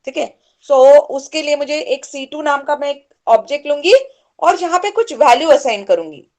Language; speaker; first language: Hindi; non-native, local second language; Marathi